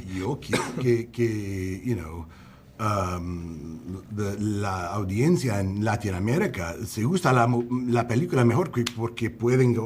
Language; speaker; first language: Spanish; non-native, learner; English